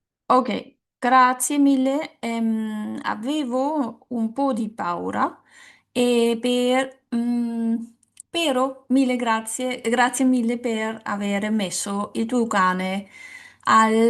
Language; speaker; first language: Italian; non-native, learner; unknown